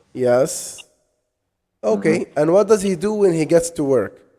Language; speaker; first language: English; non-native, fluent; Arabic